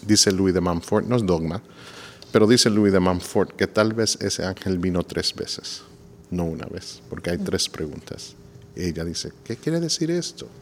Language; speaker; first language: Spanish; non-native, fluent; English